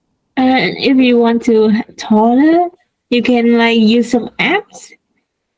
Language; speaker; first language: English; non-native, learner; Vietnamese